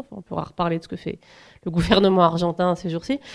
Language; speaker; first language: French; native; French